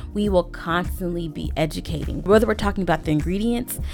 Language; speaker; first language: English; native; English